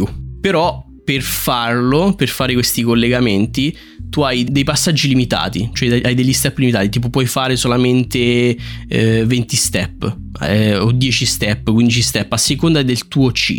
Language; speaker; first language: Italian; native; Italian